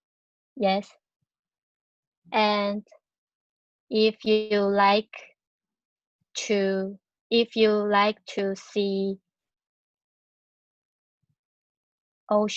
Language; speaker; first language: English; non-native, learner; Chinese